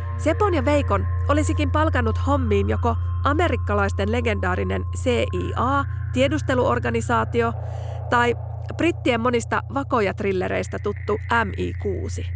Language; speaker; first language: Finnish; native; Finnish